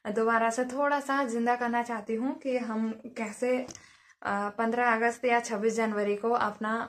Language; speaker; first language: Hindi; native; Hindi